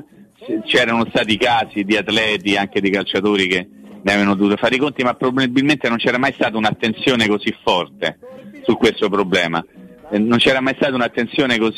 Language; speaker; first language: Italian; native; Italian